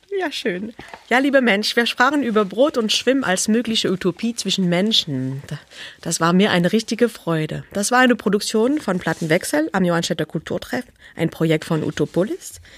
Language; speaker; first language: German; non-native, fluent; French